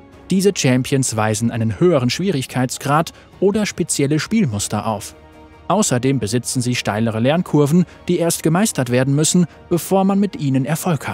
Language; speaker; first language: German; native; German